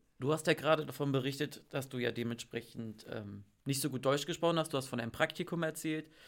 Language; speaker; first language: German; native; German